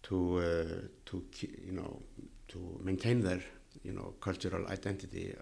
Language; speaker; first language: English; non-native, fluent; Icelandic